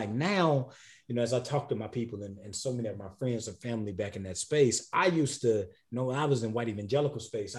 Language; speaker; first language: English; native; English